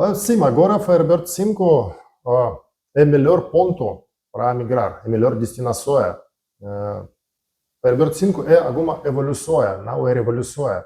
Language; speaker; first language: Portuguese; non-native, learner; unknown